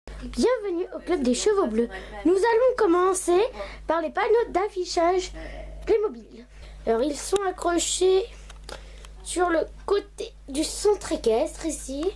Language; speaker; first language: French; native; French